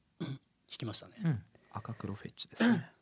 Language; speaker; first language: Japanese; native; Japanese